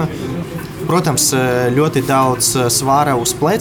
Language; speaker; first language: Latvian; non-native, local second language; Russian